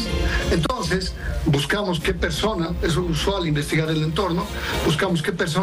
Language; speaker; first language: Spanish; native; Spanish